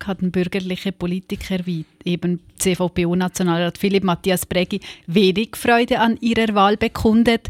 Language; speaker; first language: German; native; German